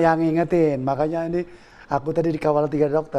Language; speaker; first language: Indonesian; native; Indonesian